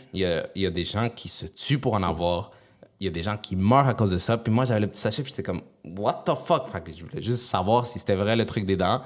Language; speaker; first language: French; early bilingual, other home language; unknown